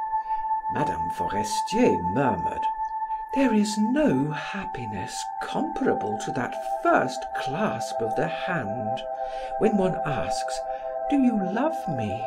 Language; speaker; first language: English; native; English